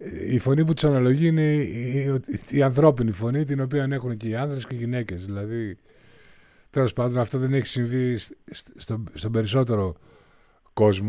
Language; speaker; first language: Greek; native; Greek